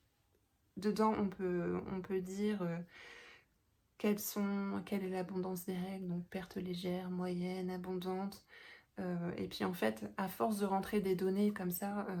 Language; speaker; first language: French; native; French